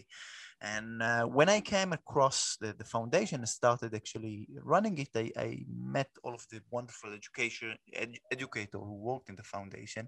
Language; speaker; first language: English; non-native, fluent; Hebrew